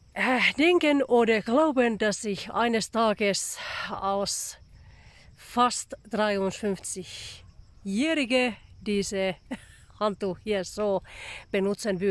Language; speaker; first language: German; non-native, fluent; Finnish